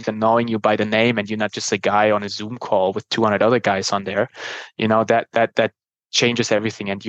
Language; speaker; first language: English; non-native, fluent; German